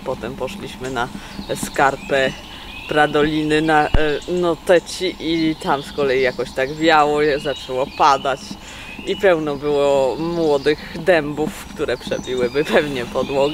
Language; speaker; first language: Polish; native; Polish